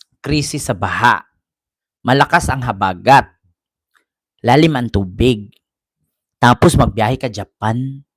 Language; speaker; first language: Filipino; native; Filipino